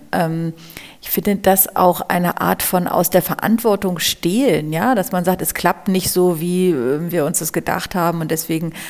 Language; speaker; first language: German; native; German